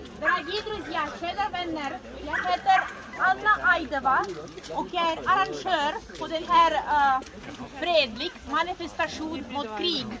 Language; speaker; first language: Swedish; non-native, fluent; Russian